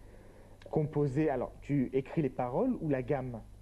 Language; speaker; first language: French; native; French